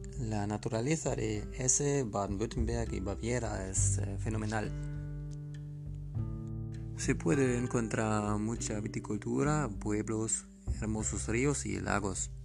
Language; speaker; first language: Spanish; non-native, learner; German